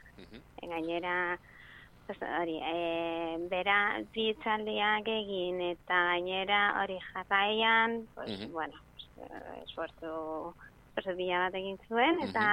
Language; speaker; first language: Basque; non-native, local second language; Spanish